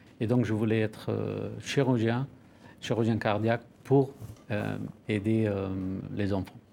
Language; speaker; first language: French; non-native, fluent; Persian